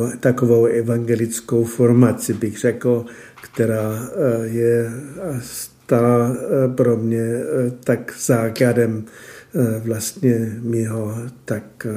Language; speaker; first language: Czech; non-native, fluent; German